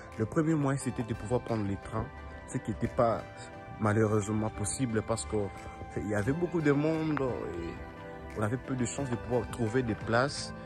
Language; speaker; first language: French; non-native, local second language; Swahili